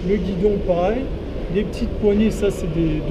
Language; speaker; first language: French; native; French